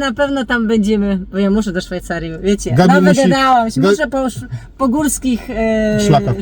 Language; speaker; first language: Polish; native; Polish